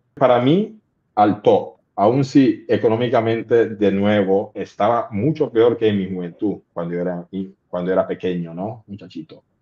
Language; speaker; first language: Spanish; non-native, local second language; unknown